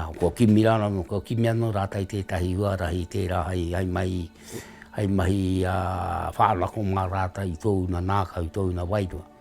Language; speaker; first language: Māori; native; Māori